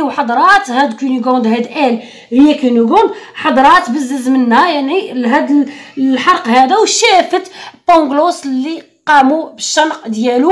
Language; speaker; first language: Arabic; native; Arabic